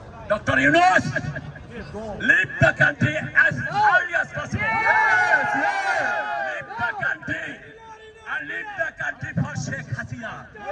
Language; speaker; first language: English; non-native, local second language; Bangla